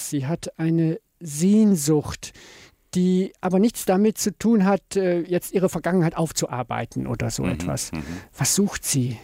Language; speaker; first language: German; native; German